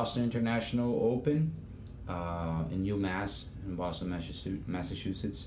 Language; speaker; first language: English; non-native, fluent; Portuguese